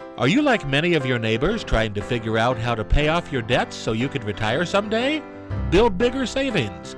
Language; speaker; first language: English; native; English